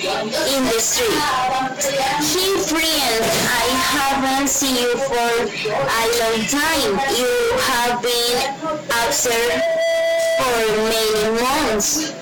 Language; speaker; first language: English; non-native, learner; Spanish